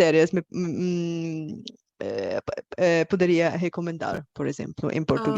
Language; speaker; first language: Portuguese; non-native, fluent; Bulgarian